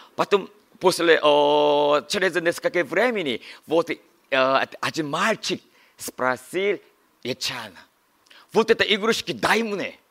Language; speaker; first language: Russian; non-native, learner; Korean